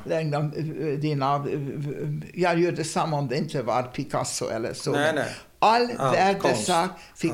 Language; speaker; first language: Swedish; non-native, fluent; Hungarian